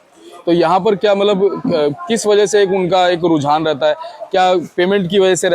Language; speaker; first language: Hindi; native; Hindi